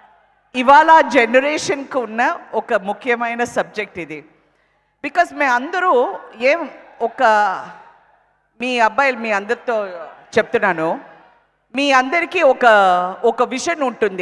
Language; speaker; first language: Telugu; non-native, fluent; Tamil